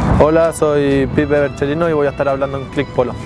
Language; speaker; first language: Spanish; native; Spanish